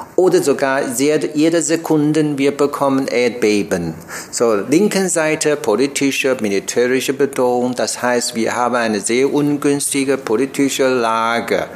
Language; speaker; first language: German; non-native, learner; Chinese